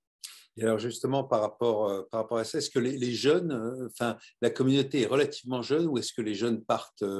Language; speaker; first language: French; native; French